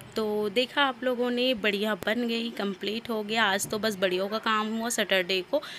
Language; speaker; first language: Hindi; native; Hindi